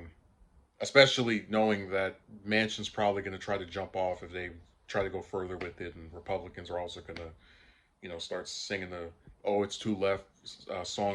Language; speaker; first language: English; native; English